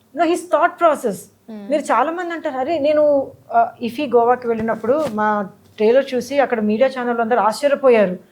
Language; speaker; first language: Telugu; early bilingual, heritage; Telugu